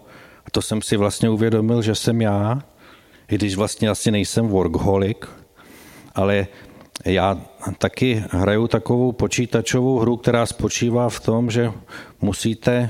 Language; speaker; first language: Czech; native; Czech